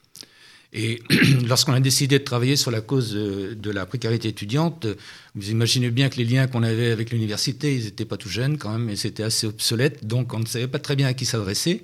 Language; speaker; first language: French; native; French